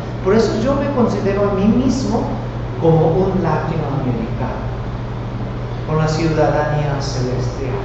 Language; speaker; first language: Spanish; non-native, fluent; Korean